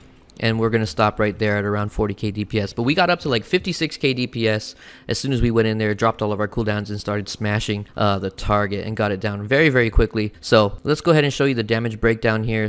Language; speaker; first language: English; native; English